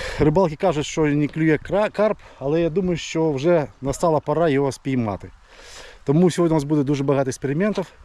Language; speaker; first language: Ukrainian; non-native, local second language; Russian